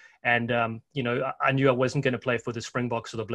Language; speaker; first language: English; native; English